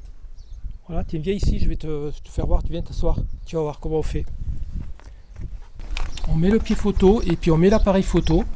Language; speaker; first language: French; native; French